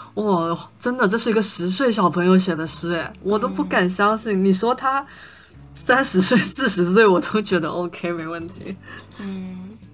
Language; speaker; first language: Chinese; non-native, local second language; Min Nan Chinese